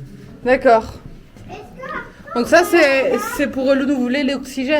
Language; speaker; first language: French; native; French